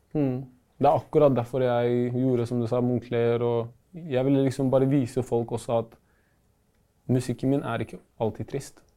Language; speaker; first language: Norwegian; early bilingual, other home language; Arabic